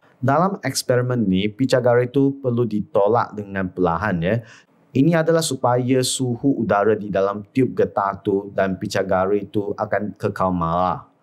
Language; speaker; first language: Malay; non-native, local second language; Chinese